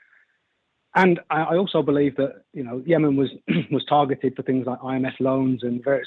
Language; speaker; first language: English; native; English